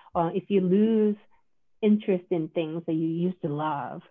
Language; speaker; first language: English; non-native, fluent; Korean